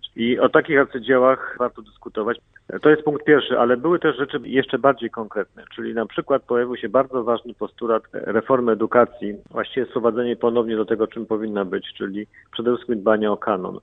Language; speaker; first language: Polish; native; Polish